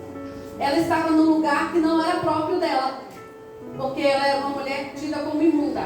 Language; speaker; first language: Portuguese; native; Portuguese